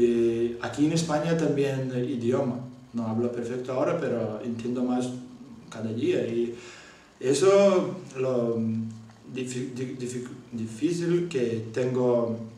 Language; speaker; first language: Spanish; non-native, learner; Lithuanian